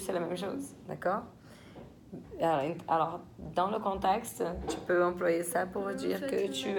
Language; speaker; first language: French; non-native, fluent; Portuguese